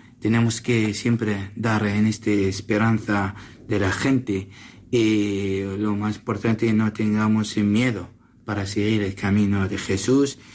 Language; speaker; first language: Spanish; non-native, learner; Assyrian Neo-Aramaic